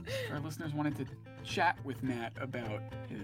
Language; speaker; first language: English; native; English